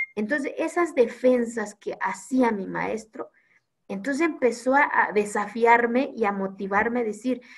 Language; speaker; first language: Spanish; non-native, local second language; Zapotec